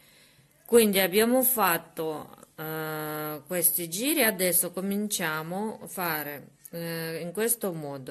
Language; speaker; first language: Italian; non-native, learner; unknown